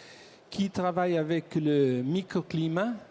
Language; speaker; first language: French; non-native, learner; Italian